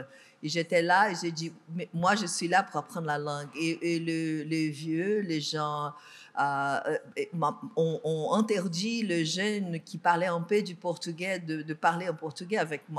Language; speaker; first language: French; non-native, fluent; Portuguese